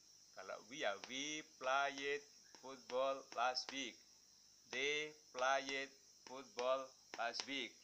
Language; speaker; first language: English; non-native, fluent; Indonesian